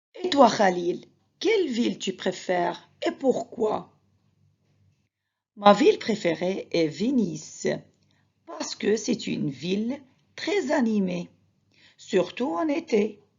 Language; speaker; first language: French; non-native, fluent; Arabic